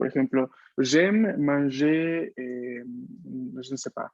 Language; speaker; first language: French; non-native, fluent; Spanish